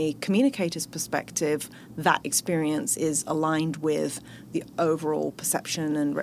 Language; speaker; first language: English; native; English